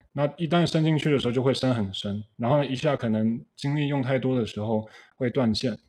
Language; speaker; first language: Chinese; early bilingual, heritage; Chinese